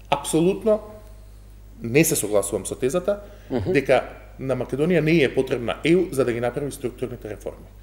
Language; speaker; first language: Macedonian; native; Macedonian